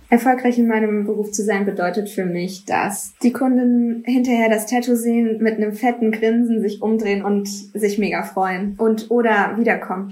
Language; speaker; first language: German; native; German